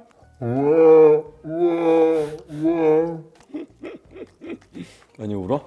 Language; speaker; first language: Korean; native; Korean